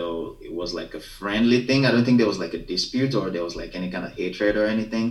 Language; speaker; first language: English; non-native, local second language; Yoruba